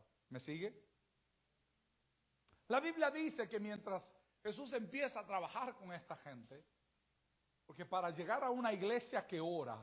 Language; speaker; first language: Spanish; native; Spanish